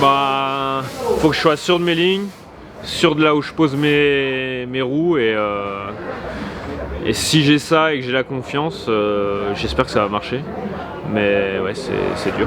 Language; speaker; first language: French; native; French